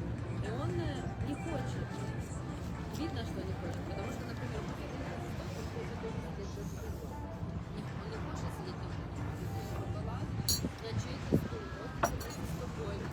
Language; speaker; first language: Russian; non-native, learner; Filipino